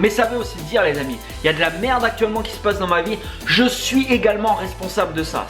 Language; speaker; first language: French; native; French